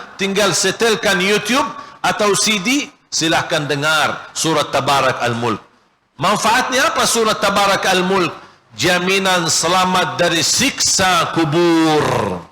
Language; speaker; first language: Malay; non-native, fluent; Arabic